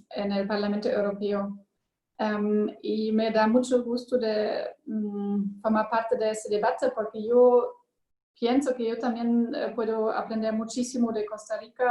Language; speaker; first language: Spanish; non-native, learner; German